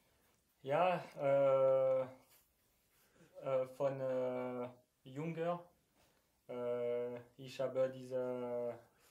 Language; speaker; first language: German; non-native, learner; French